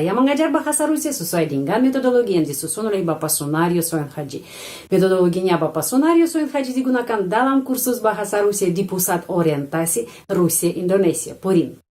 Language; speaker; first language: Indonesian; non-native, fluent; Russian